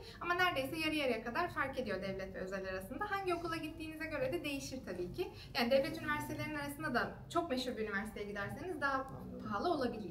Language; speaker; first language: Turkish; native; Turkish